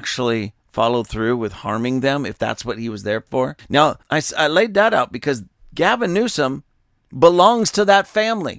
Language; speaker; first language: English; native; English